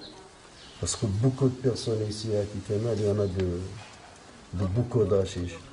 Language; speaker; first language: French; non-native, learner; Arabic